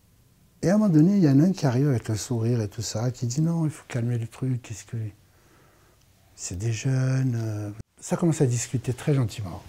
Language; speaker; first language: French; native; French